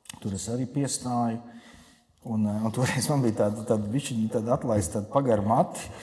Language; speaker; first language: Latvian; native; Latvian